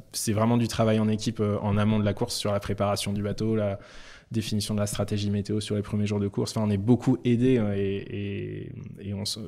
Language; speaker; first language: French; native; French